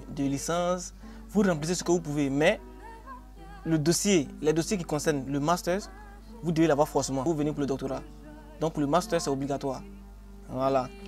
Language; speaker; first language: French; non-native, local second language; Akan